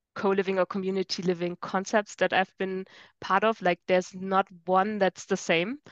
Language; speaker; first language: English; non-native, fluent; German